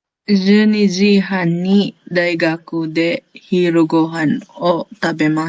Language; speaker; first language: Japanese; non-native, learner; Filipino